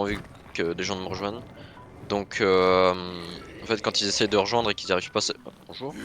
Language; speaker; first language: French; native; French